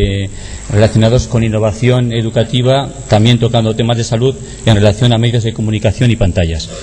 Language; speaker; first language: Spanish; native; Spanish